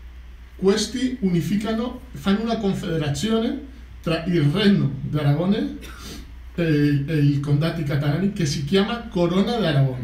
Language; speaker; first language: Italian; non-native, fluent; Catalan